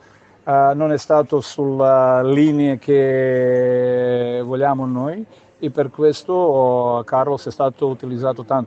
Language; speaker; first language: Italian; non-native, fluent; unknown